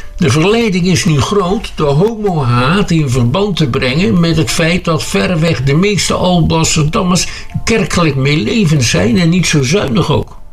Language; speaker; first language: Dutch; native; Dutch